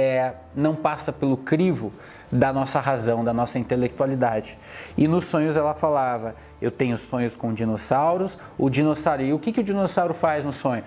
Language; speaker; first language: Portuguese; native; Portuguese